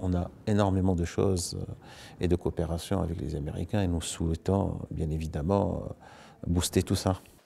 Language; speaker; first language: French; non-native, local second language; Arabic